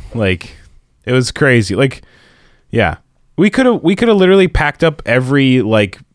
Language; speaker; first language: English; native; English